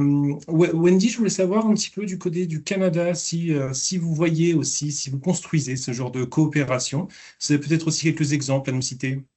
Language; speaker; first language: French; native; French